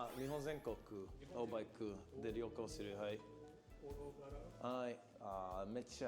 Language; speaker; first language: Japanese; non-native, learner; English